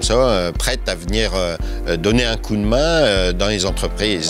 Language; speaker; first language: French; native; French